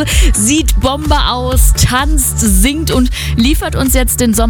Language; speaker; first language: German; native; German